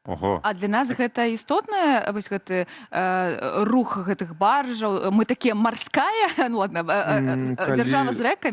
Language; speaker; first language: Belarusian; native; Belarusian